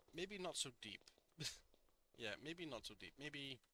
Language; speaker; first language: English; native; English